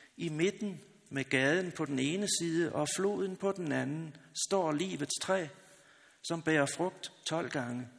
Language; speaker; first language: Danish; native; Danish